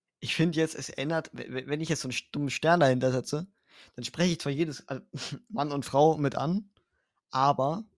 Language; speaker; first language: German; native; German